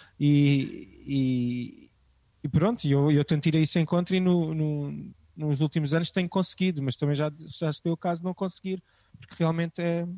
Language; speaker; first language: Portuguese; native; Portuguese